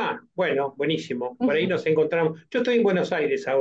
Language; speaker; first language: Spanish; native; Spanish